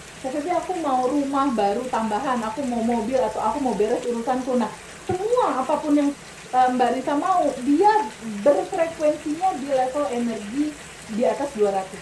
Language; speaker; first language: Indonesian; native; Indonesian